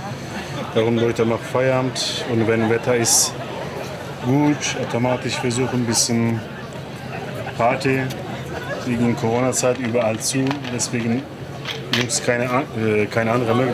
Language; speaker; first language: German; non-native, learner; Turkish